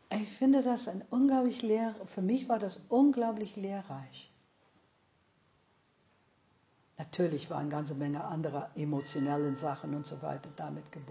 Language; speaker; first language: German; non-native, fluent; English